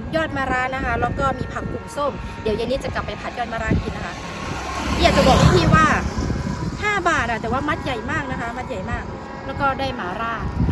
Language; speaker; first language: Thai; non-native, local second language; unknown